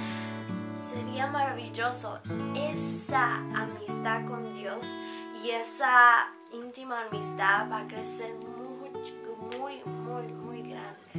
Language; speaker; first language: Spanish; early bilingual, heritage; Spanish